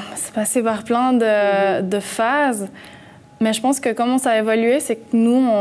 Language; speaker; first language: French; early bilingual, heritage; French